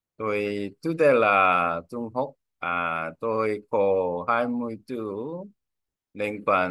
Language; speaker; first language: Vietnamese; non-native, learner; Korean